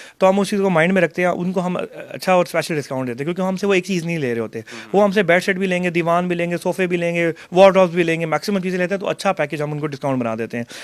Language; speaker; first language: Urdu; non-native, local second language; Punjabi